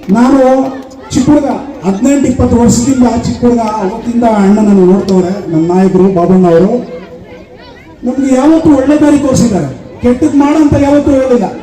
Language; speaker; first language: Kannada; non-native, local second language; Urdu